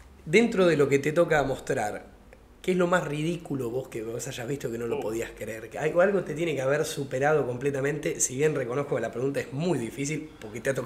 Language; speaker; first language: Spanish; native; Spanish